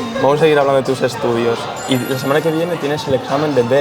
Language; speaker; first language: Spanish; native; Spanish